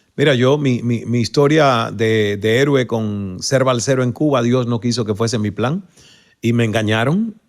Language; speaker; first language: Spanish; native; Spanish